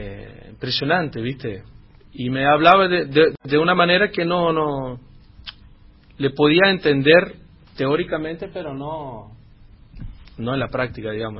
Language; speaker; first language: Spanish; non-native, fluent; Dutch